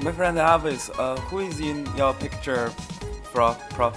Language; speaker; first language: English; non-native, learner; Chinese